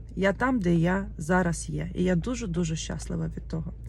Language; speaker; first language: Ukrainian; native; Ukrainian